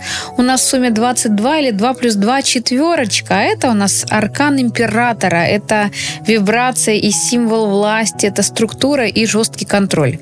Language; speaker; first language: Russian; native; Russian